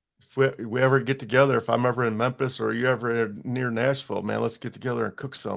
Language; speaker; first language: English; native; English